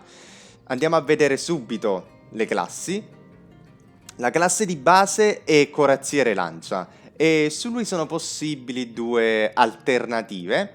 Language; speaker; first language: Italian; native; Italian